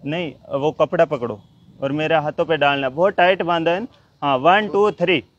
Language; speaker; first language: Hindi; native; Hindi